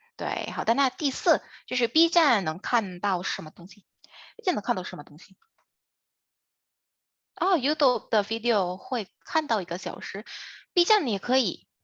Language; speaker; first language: Chinese; non-native, fluent; Indonesian